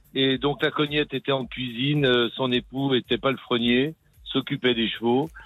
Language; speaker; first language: French; native; French